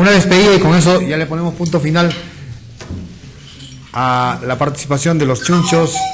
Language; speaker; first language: Spanish; native; Spanish